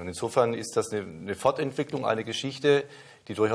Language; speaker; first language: German; native; German